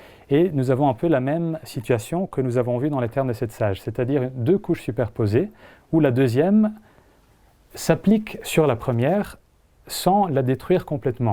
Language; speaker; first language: French; non-native, fluent; Italian